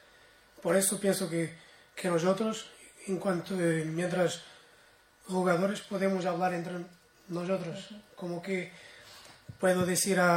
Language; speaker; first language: Spanish; non-native, fluent; Portuguese